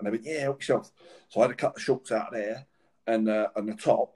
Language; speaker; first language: English; native; English